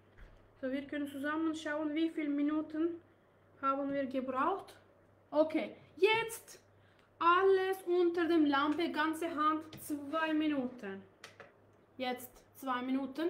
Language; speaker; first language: German; non-native, learner; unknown